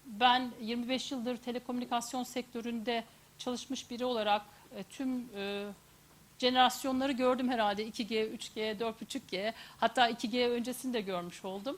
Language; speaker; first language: Turkish; native; Turkish